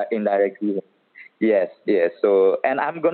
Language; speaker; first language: English; non-native, local second language; Assamese